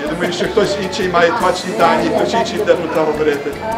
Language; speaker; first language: Ukrainian; early bilingual, heritage; Ukrainian